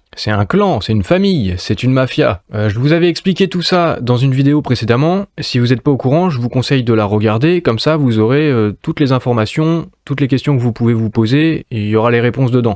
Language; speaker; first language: French; native; French